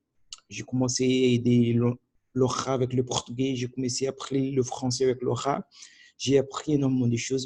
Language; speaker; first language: French; non-native, learner; Portuguese